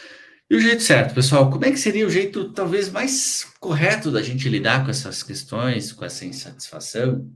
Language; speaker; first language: Portuguese; native; Portuguese